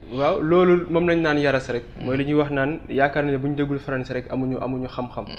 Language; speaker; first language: Wolof; non-native, local second language; Bambara